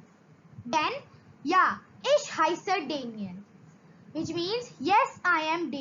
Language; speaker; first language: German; non-native, learner; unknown